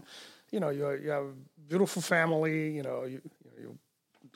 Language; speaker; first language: English; non-native, fluent; Romanian